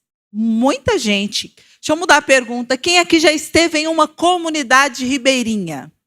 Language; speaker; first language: Portuguese; native; Portuguese